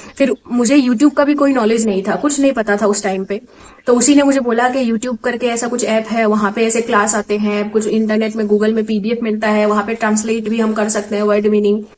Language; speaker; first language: Hindi; non-native, local second language; Assamese